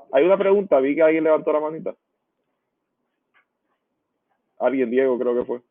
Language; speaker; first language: Spanish; native; Spanish